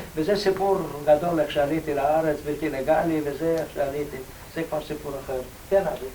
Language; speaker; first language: Hebrew; non-native, fluent; Ladino